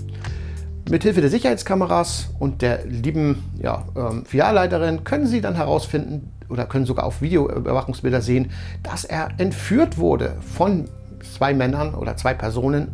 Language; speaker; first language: German; native; German